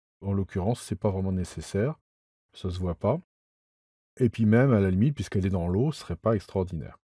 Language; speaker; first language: French; native; French